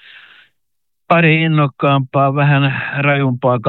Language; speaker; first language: Finnish; native; Finnish